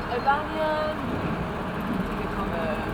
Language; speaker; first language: German; native; German